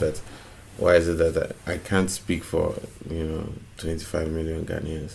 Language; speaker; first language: English; non-native, local second language; Akan